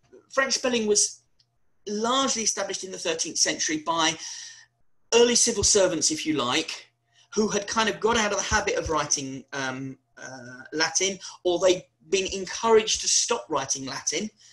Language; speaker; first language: English; native; English